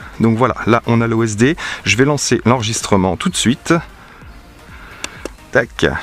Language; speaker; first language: French; native; French